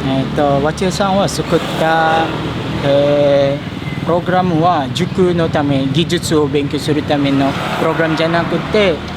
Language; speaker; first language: Japanese; non-native, fluent; Indonesian